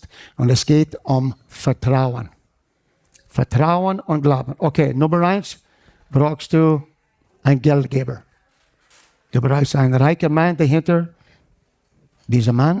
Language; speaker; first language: German; non-native, fluent; English